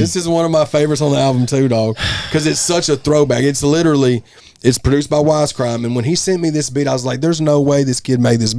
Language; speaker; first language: English; native; English